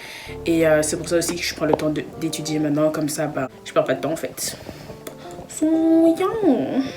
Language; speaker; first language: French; early bilingual, other home language; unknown